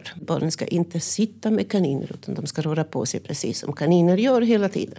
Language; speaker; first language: Swedish; non-native, fluent; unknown